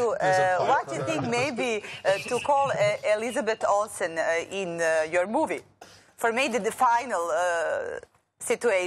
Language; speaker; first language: English; non-native, learner; Serbian